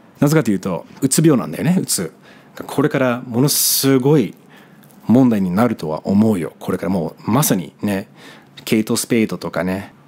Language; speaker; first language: Japanese; non-native, fluent; English